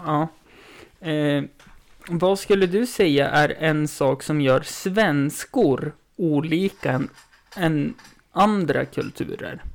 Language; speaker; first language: Swedish; native; Swedish